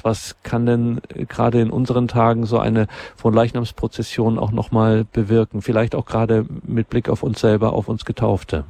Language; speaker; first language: German; native; German